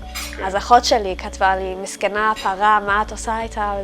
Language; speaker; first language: Hebrew; early bilingual, heritage; German